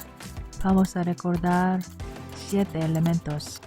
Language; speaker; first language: Spanish; non-native, learner; Korean